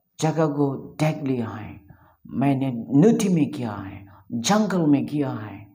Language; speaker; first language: Hindi; non-native, local second language; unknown